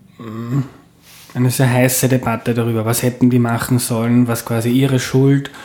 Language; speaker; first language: German; native; German